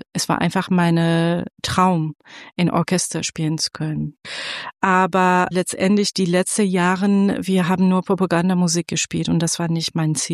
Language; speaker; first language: German; non-native, fluent; Persian